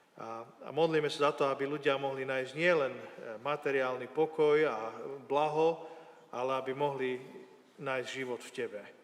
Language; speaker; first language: Slovak; native; Slovak